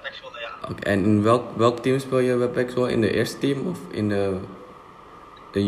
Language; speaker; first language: Dutch; non-native, fluent; Indonesian